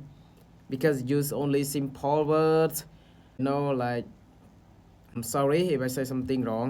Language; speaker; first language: English; non-native, learner; Khmer